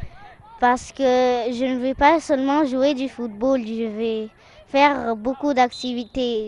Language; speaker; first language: French; non-native, fluent; Arabic